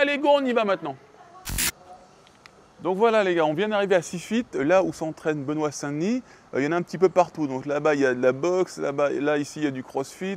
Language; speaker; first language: French; native; French